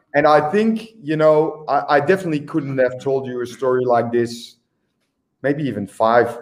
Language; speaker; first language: English; non-native, fluent; Dutch